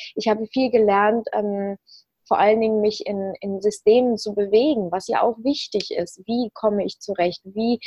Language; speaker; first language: German; early bilingual, other home language; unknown